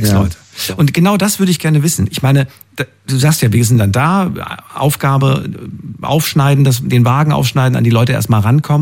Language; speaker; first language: German; native; German